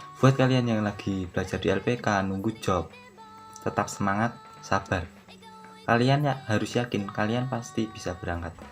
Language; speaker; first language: Indonesian; non-native, local second language; Javanese